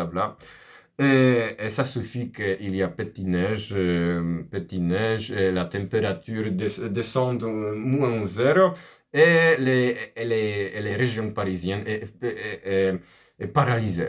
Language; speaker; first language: French; non-native, fluent; Polish